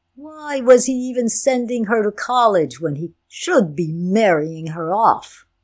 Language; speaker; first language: English; non-native, fluent; Ukrainian